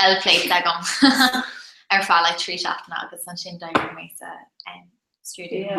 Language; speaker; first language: Irish; non-native, local second language; English